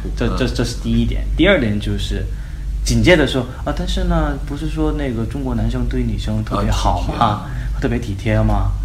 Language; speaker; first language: Chinese; non-native, fluent; Korean